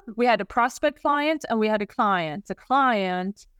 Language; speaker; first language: English; non-native, fluent; Swedish